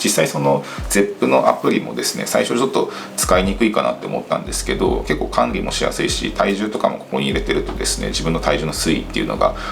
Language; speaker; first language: Japanese; native; Japanese